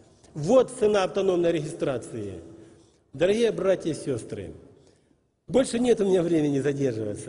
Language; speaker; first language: Russian; native; Russian